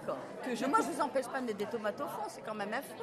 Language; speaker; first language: French; native; French